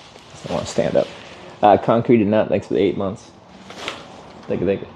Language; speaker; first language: English; native; English